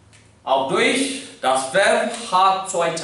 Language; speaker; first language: German; non-native, learner; Hindi